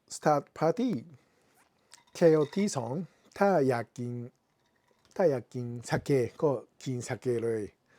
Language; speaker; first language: Thai; non-native, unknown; Japanese